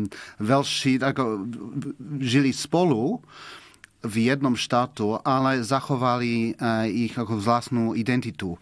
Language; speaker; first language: Slovak; non-native, fluent; English